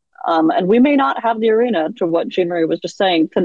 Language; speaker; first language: English; native; English